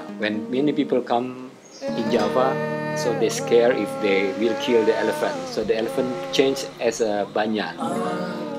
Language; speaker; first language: English; non-native, fluent; Indonesian